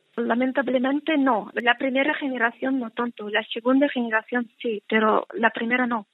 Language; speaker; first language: Spanish; non-native, fluent; Russian